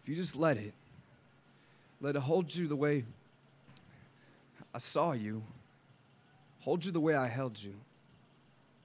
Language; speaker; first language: English; native; English